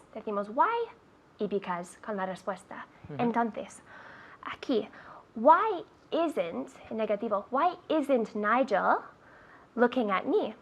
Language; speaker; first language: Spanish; non-native, fluent; English